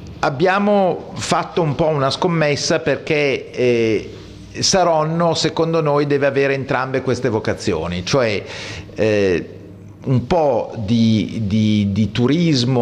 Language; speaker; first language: Italian; native; Italian